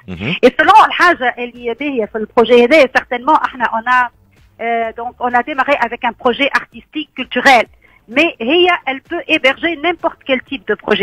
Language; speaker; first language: French; non-native, local second language; Arabic